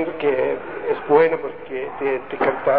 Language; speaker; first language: Spanish; non-native, learner; German